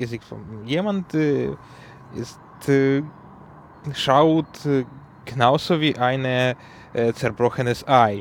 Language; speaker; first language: German; non-native, learner; Ukrainian